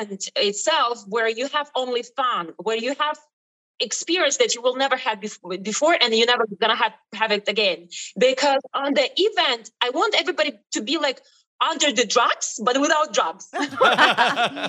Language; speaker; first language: English; non-native, fluent; Ukrainian